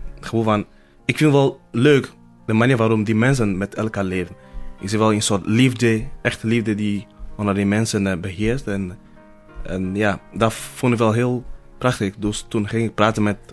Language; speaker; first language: Dutch; non-native, fluent; Ewe